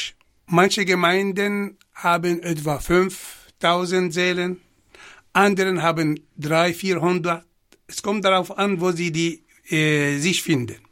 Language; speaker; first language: German; non-native, fluent; Arabic